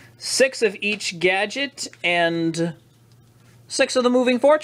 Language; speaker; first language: English; native; English